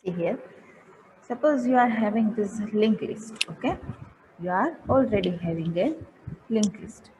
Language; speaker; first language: English; non-native, local second language; Gujarati